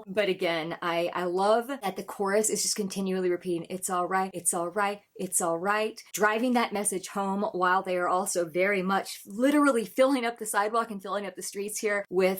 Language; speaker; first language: English; native; English